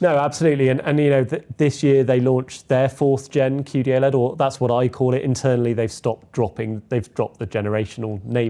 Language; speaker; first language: English; native; English